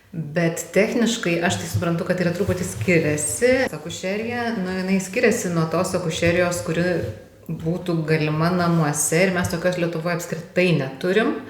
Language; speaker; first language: Lithuanian; native; Lithuanian